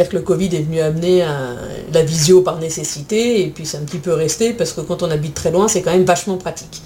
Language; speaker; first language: French; native; French